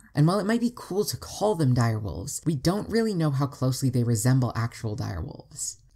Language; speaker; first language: English; native; English